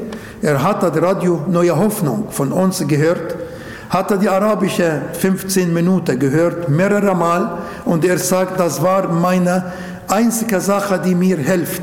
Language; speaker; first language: German; non-native, local second language; Arabic